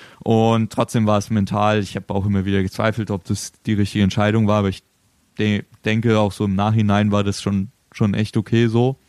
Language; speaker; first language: German; native; German